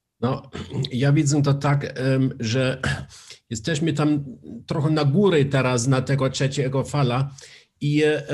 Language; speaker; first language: Polish; non-native, learner; German